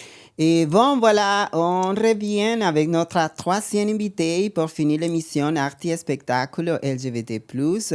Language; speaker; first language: French; non-native, learner; Spanish